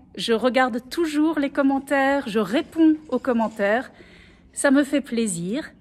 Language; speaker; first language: French; native; French